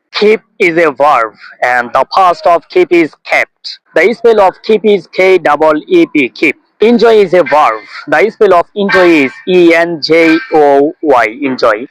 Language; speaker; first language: English; non-native, local second language; Bangla